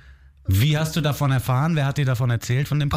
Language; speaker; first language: German; native; German